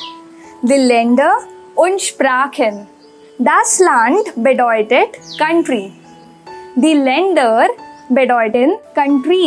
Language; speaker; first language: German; non-native, fluent; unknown